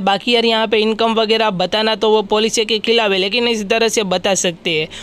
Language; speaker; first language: Hindi; non-native, local second language; Gujarati